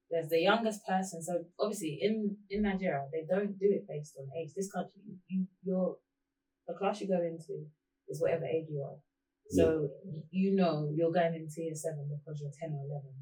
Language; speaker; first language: English; native; English